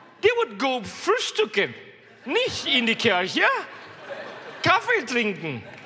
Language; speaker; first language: German; non-native, fluent; Indonesian